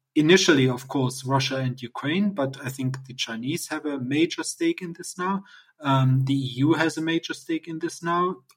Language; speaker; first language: English; non-native, fluent; German